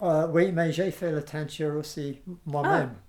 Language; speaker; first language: French; non-native, learner; English